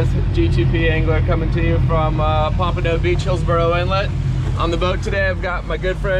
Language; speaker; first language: English; native; English